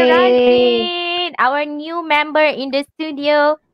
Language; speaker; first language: English; non-native, local second language; Malay